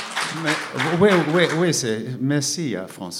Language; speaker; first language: French; non-native, fluent; English